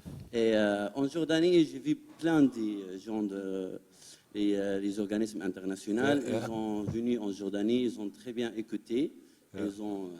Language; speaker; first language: French; non-native, fluent; Arabic